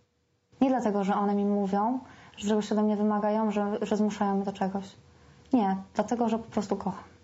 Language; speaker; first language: Polish; native; Polish